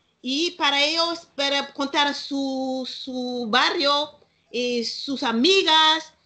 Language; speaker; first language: Spanish; non-native, learner; Malagasy